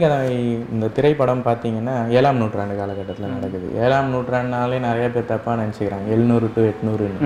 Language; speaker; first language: Tamil; native; Tamil